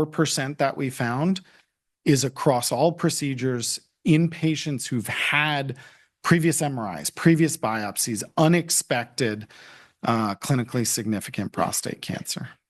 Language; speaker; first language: English; native; English